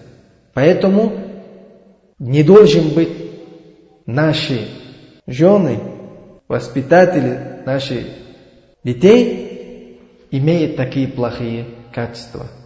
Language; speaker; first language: Russian; non-native, learner; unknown